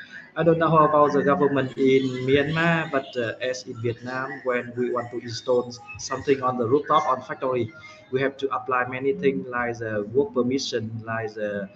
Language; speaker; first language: English; non-native, fluent; Vietnamese